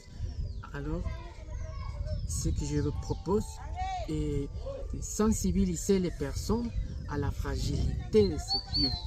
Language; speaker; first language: French; non-native, learner; Spanish